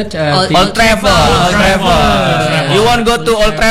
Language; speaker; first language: English; non-native, learner; Indonesian